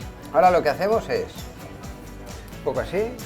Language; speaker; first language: Spanish; native; Spanish